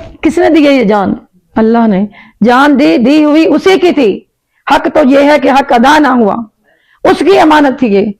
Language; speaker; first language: Urdu; native; Urdu